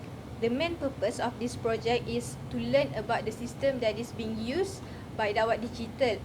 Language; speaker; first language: English; non-native, learner; Malay